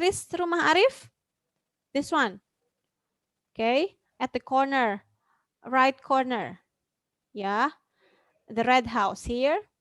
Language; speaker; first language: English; non-native, fluent; Indonesian